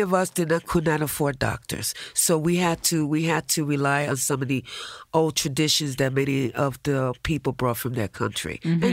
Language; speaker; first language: English; early bilingual, other home language; Spanish